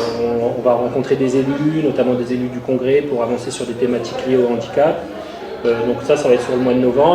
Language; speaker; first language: French; native; French